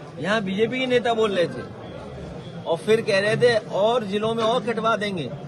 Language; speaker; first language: Hindi; native; Hindi